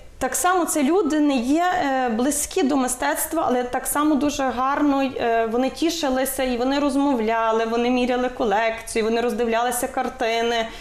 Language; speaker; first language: Ukrainian; native; Ukrainian